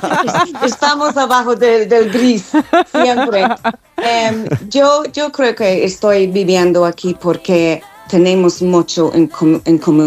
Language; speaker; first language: Spanish; non-native, fluent; English